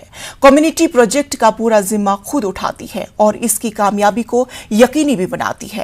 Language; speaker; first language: Hindi; native; Hindi